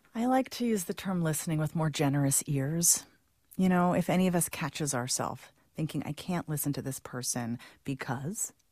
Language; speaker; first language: English; native; English